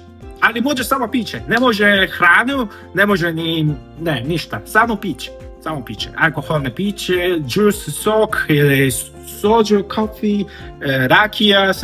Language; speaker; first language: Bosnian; non-native, learner; Korean